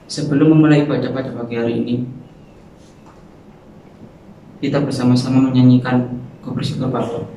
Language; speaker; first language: Indonesian; native; Indonesian